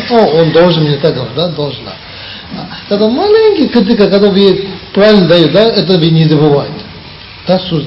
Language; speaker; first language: Russian; non-native, learner; Tibetan